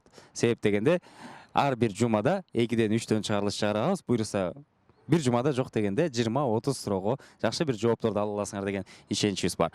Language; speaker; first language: Kyrgyz; native; Kyrgyz